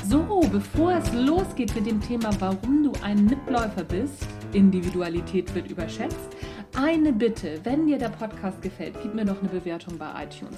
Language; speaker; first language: German; native; German